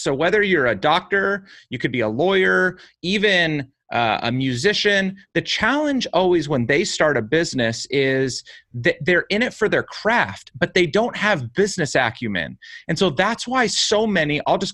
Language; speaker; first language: English; native; English